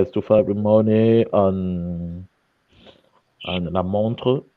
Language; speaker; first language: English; non-native, learner; French